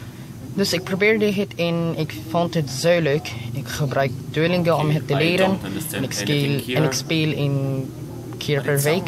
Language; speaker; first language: Dutch; non-native, learner; Filipino